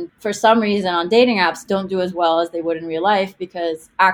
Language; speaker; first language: English; non-native, fluent; Hebrew